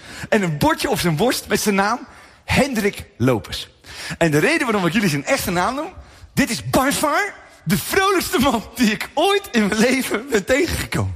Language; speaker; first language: Dutch; native; Dutch